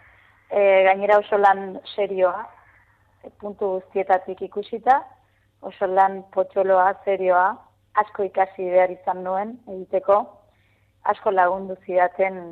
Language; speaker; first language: Basque; non-native, fluent; Spanish